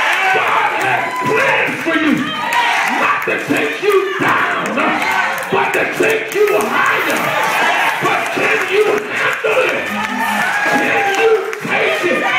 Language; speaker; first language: English; native; English